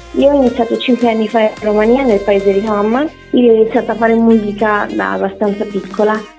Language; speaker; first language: Italian; early bilingual, heritage; Italian